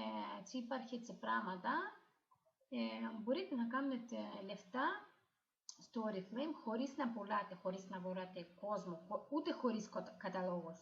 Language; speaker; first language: Greek; non-native, fluent; Ukrainian